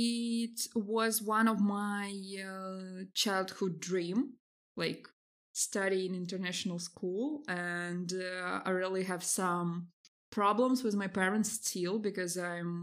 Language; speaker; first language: English; non-native, fluent; Russian